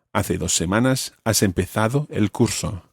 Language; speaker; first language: Spanish; non-native, fluent; English